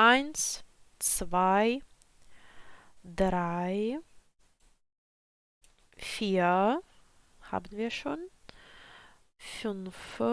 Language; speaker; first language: German; non-native, fluent; Ukrainian